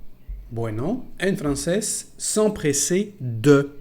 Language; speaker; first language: Spanish; non-native, fluent; French